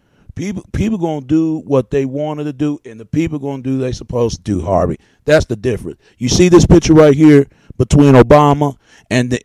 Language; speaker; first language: English; native; English